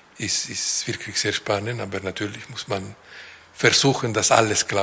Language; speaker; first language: German; non-native, local second language; French